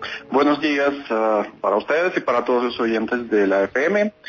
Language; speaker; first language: Spanish; non-native, fluent; Russian